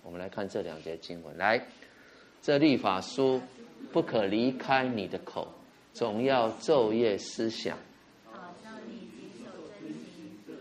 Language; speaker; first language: Chinese; native; Chinese